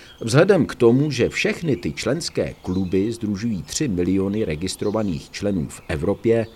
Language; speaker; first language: Czech; native; Czech